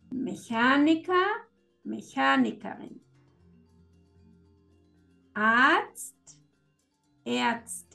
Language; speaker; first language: German; non-native, fluent; Spanish